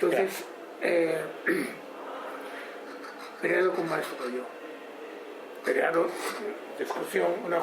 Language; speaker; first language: Spanish; non-native, learner; Japanese